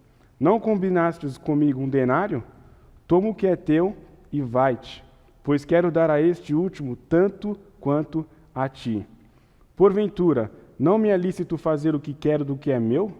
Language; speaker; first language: Portuguese; native; Portuguese